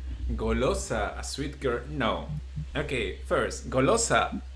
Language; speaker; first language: English; non-native, fluent; Spanish